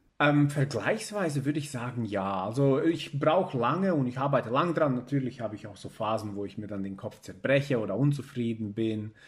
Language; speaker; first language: German; early bilingual, other home language; Bosnian